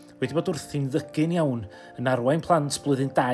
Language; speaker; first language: Welsh; native; Welsh